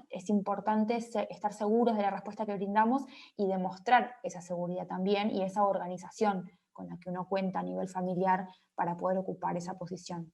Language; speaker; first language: Spanish; native; Spanish